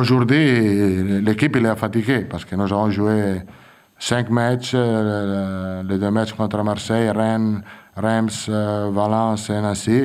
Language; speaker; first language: French; non-native, fluent; Italian